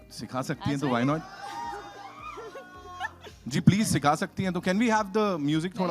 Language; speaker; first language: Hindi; native; Hindi